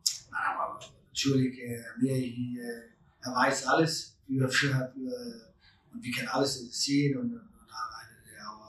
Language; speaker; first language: German; non-native, learner; Danish